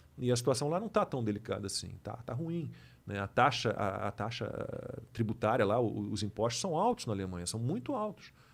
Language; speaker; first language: Portuguese; native; Portuguese